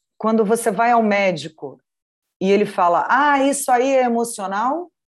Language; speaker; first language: Portuguese; native; Portuguese